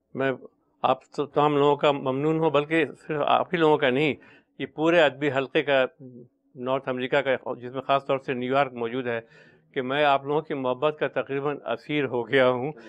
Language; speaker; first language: Urdu; native; Urdu